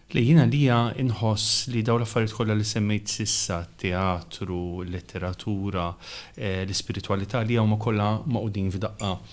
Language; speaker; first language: Maltese; native; Maltese